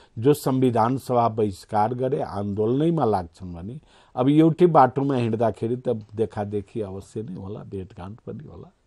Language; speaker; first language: Nepali; non-native, local second language; Maithili